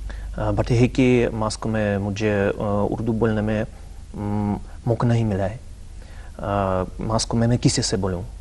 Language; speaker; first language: Hindi; non-native, learner; Russian